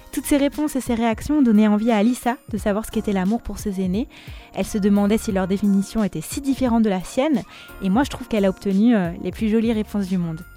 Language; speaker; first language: French; native; French